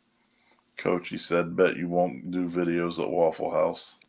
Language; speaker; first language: English; native; English